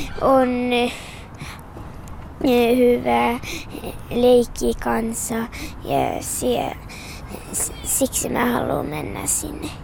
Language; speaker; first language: Finnish; early bilingual, heritage; Swedish